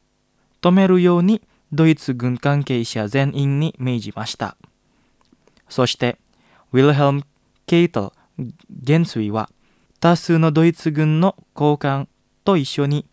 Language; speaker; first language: Japanese; non-native, fluent; Indonesian